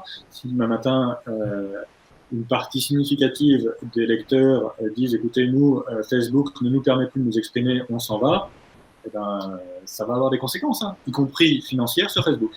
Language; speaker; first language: French; native; French